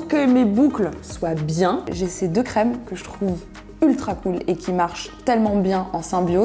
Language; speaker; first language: French; native; French